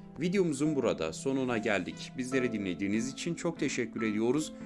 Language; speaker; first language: Turkish; native; Turkish